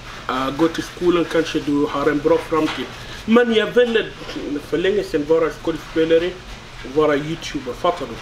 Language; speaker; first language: Swedish; non-native, learner; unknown